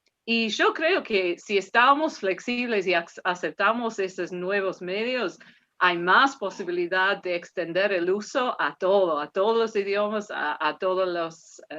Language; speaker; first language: Spanish; non-native, fluent; English